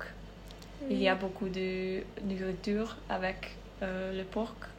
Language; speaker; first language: French; non-native, learner; Hungarian